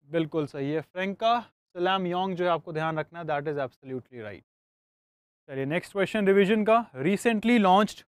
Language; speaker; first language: Hindi; native; Hindi